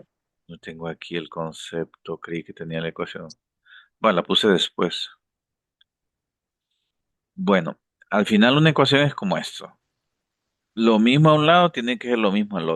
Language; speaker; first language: Spanish; native; Spanish